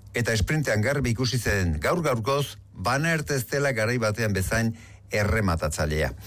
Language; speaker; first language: Basque; native; Basque